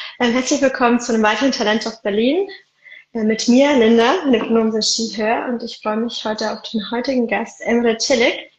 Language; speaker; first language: German; early bilingual, other home language; Arabic